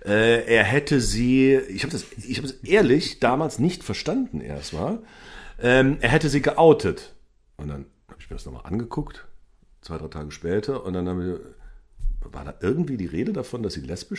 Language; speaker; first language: German; native; German